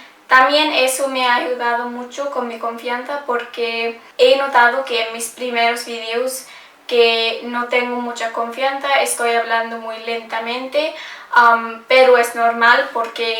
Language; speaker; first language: Spanish; non-native, learner; English